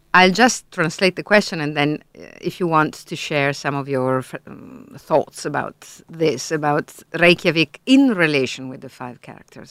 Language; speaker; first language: English; non-native, fluent; Italian